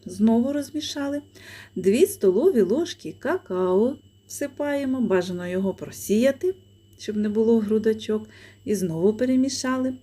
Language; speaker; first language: Ukrainian; native; Ukrainian